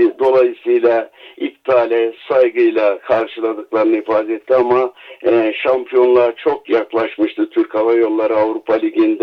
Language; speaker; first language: Turkish; native; Turkish